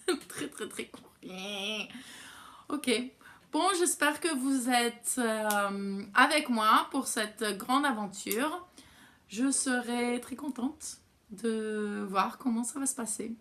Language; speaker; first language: French; non-native, fluent; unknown